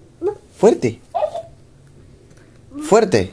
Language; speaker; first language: Spanish; native; Spanish